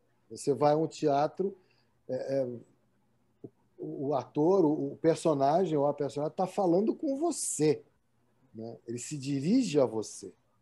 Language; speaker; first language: Portuguese; native; Portuguese